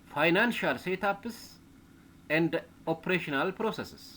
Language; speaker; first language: English; non-native, local second language; Amharic